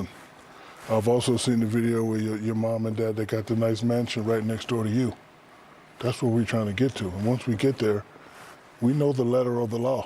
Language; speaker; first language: English; native; English